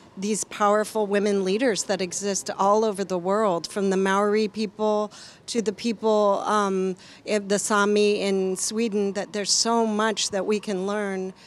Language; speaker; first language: English; native; English